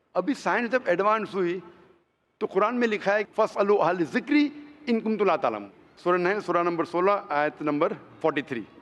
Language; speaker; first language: Hindi; non-native, local second language; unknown